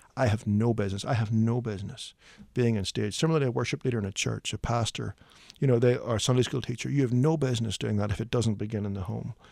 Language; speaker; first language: English; native; English